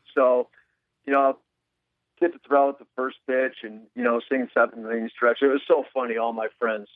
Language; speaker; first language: English; native; English